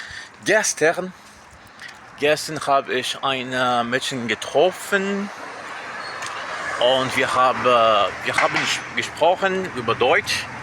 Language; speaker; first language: German; non-native, learner; Portuguese